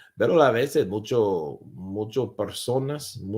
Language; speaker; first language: Spanish; non-native, learner; English